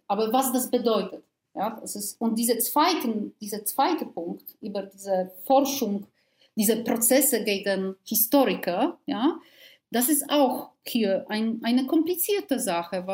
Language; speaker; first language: German; non-native, fluent; Polish